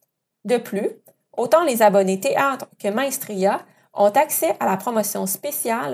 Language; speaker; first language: French; native; French